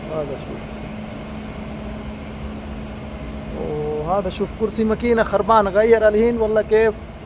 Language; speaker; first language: Arabic; non-native, learner; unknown